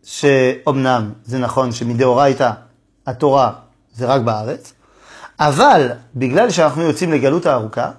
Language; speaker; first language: Hebrew; non-native, fluent; French